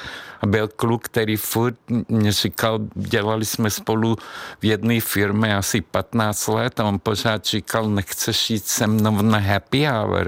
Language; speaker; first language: Czech; non-native, fluent; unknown